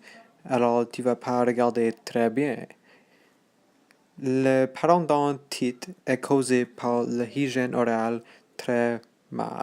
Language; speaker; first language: French; non-native, local second language; English